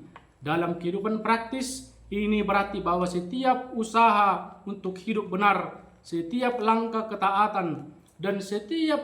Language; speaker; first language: Indonesian; native; Indonesian